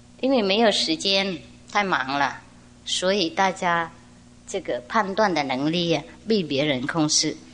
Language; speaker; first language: Chinese; non-native, fluent; Vietnamese